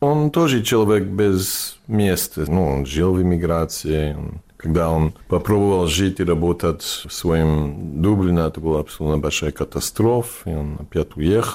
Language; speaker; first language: Russian; non-native, learner; English